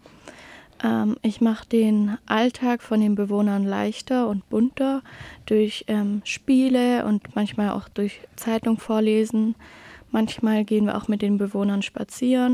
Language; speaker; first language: German; native; German